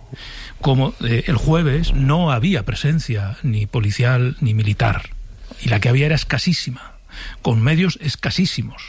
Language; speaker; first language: Spanish; native; Spanish